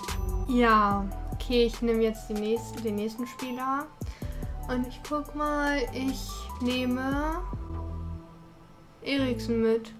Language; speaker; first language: German; early bilingual, other home language; Turkish